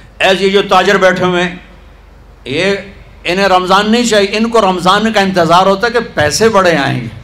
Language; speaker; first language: Urdu; non-native, local second language; Punjabi